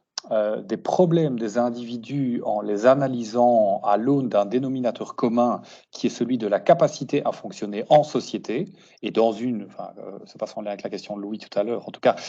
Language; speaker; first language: French; native; French